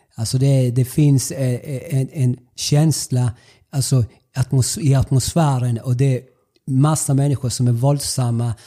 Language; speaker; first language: Swedish; early bilingual, other home language; Spanish